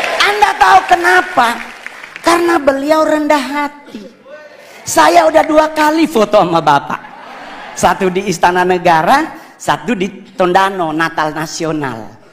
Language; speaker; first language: Indonesian; native; Indonesian